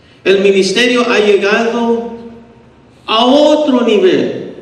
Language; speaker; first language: Spanish; early bilingual, heritage; Spanish